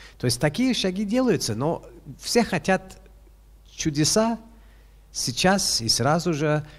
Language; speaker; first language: Russian; non-native, fluent; English